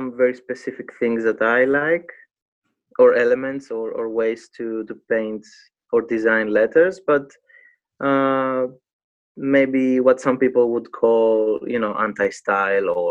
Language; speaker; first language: English; non-native, fluent; Greek